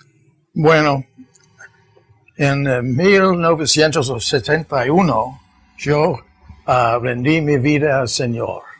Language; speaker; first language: Spanish; non-native, fluent; English